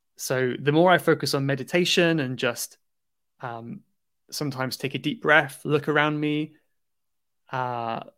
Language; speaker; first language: English; native; English